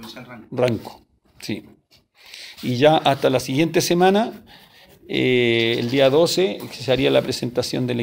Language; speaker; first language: Spanish; native; Spanish